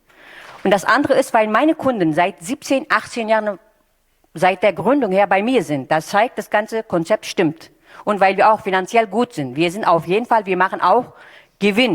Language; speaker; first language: German; non-native, fluent; Turkish